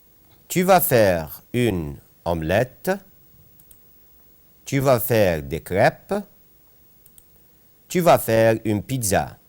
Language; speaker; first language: French; non-native, fluent; Arabic